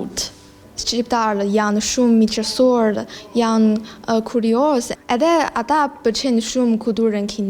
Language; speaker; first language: Albanian; non-native, learner; Chinese